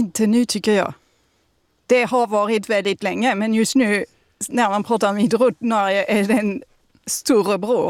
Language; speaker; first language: Swedish; non-native, fluent; French